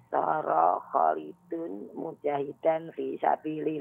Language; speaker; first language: Arabic; non-native, learner; Indonesian